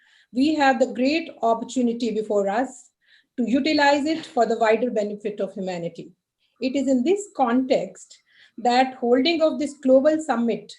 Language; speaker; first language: English; non-native, local second language; Hindi